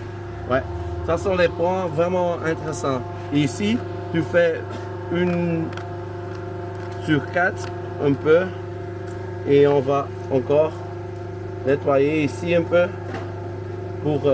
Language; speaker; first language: French; non-native, local second language; Dutch